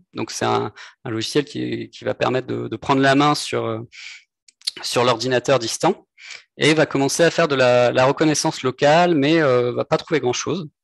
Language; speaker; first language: French; native; French